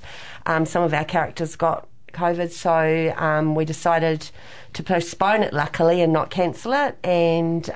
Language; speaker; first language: English; native; English